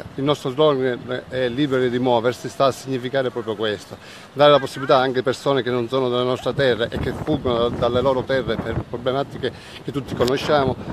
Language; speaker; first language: Italian; native; Italian